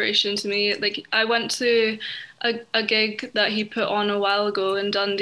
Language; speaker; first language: English; native; English